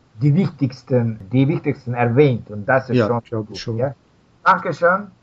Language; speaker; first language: German; non-native, fluent; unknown